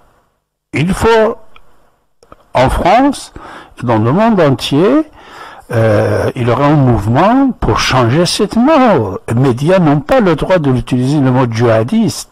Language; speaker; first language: French; non-native, fluent; Persian